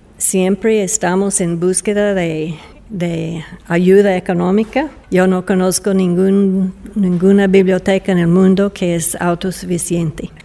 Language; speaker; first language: Spanish; non-native, fluent; English